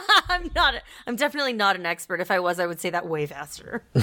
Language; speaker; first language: English; native; English